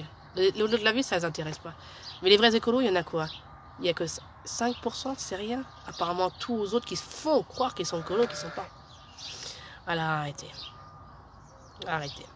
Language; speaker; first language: French; native; French